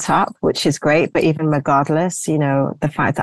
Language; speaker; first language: English; native; English